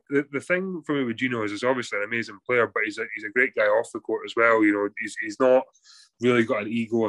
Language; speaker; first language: English; native; English